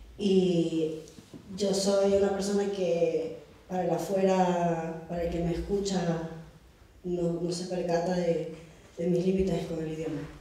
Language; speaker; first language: Spanish; early bilingual, heritage; Spanish